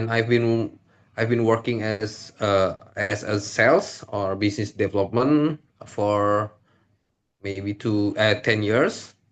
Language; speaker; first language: English; non-native, learner; Indonesian